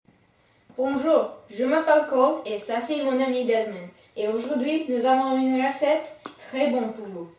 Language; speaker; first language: French; non-native, learner; English